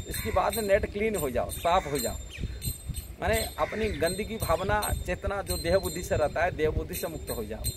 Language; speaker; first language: Hindi; non-native, local second language; Odia